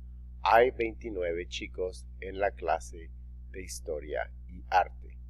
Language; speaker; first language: Spanish; non-native, fluent; English